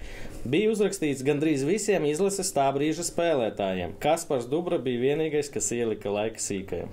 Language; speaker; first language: Latvian; native; Latvian